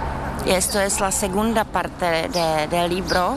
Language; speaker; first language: Spanish; non-native, fluent; Czech